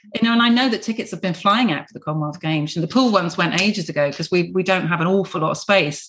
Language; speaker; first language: English; native; English